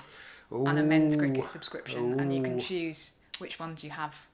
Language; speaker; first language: English; native; English